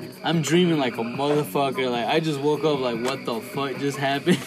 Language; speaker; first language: English; early bilingual, other home language; Spanish